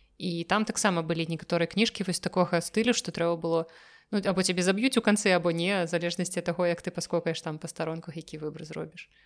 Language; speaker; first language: Belarusian; non-native, local second language; Russian